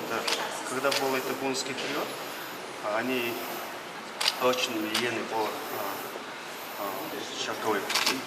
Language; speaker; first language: Russian; non-native, learner; Mongolian